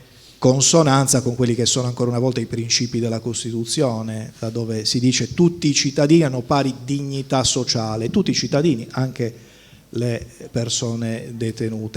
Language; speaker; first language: Italian; native; Italian